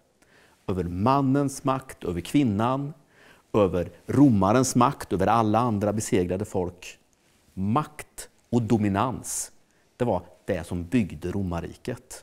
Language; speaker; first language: Swedish; native; Swedish